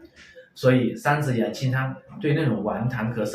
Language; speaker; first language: Chinese; native; Chinese